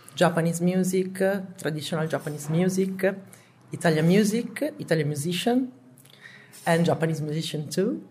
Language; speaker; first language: English; non-native, learner; Italian